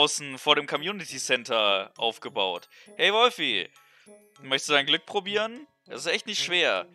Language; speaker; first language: German; native; German